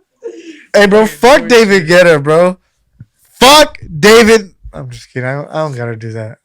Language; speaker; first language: English; native; English